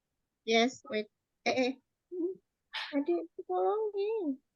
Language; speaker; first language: English; non-native, learner; Indonesian